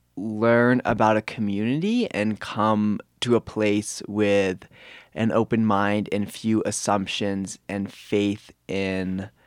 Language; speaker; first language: English; native; English